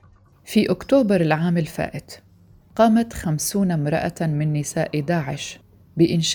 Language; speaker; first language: Arabic; native; Arabic